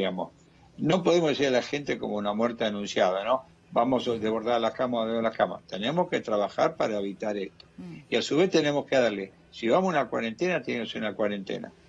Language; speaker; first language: Spanish; native; Spanish